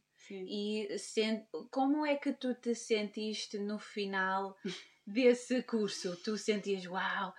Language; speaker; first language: Portuguese; native; Portuguese